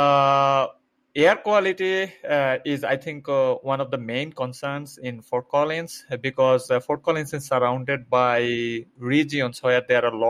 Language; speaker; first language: English; non-native, local second language; Bangla